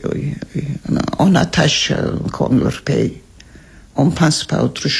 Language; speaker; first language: French; early bilingual, other home language; Armenian